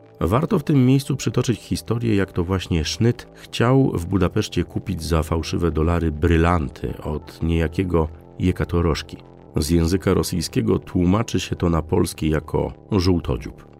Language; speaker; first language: Polish; native; Polish